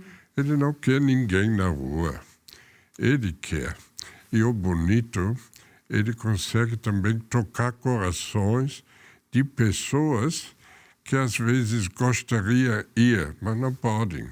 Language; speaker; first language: Portuguese; non-native, fluent; German